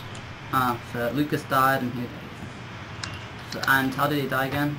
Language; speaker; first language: English; native; English